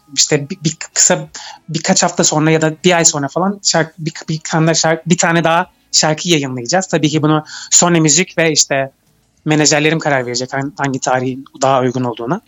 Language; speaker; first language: Turkish; early bilingual, heritage; Turkish